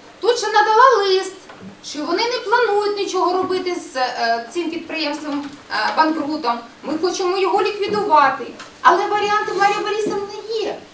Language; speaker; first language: Ukrainian; native; Ukrainian